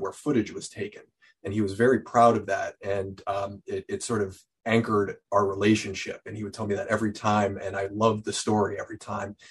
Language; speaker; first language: English; native; English